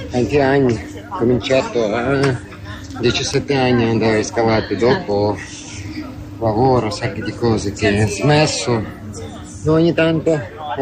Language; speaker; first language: Italian; non-native, learner; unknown